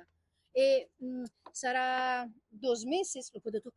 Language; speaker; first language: Spanish; non-native, learner; Italian